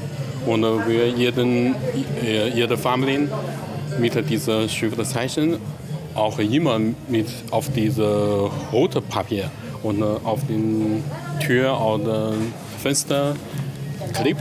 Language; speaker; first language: German; non-native, learner; Chinese